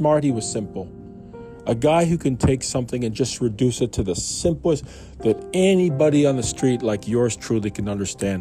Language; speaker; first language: English; native; English